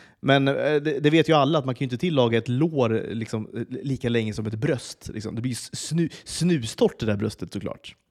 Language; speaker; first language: Swedish; native; Swedish